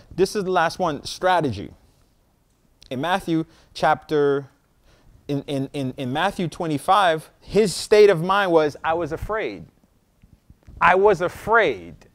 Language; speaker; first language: English; native; English